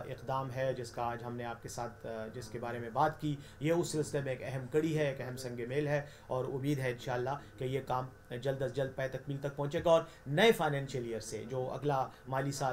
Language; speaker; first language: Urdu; non-native, local second language; Pashto